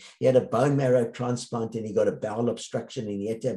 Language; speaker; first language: English; native; English